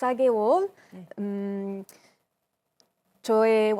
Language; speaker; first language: Korean; non-native, learner; French